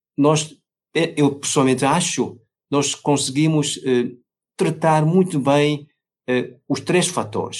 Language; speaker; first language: Portuguese; non-native, fluent; Chinese